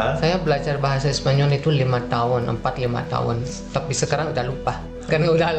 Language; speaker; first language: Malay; non-native, fluent; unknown